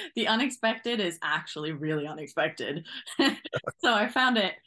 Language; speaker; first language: English; non-native, fluent; Norwegian